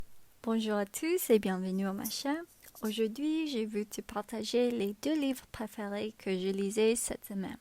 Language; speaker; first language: French; non-native, learner; English